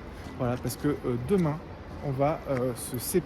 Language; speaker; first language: French; native; French